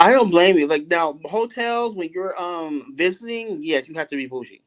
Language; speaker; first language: English; native; English